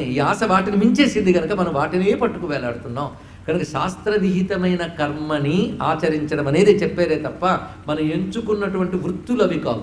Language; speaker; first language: Telugu; native; Telugu